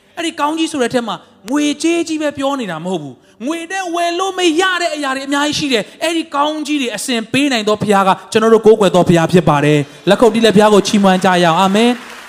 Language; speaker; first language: Burmese; non-native, local second language; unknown